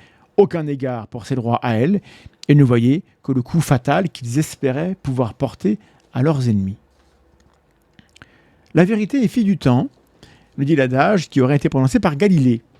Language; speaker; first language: French; native; French